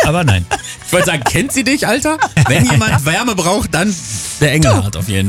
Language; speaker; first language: German; native; German